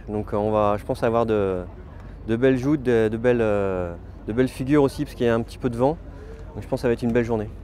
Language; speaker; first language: French; native; French